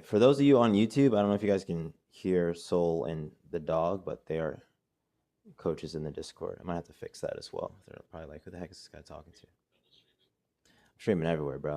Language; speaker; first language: English; native; English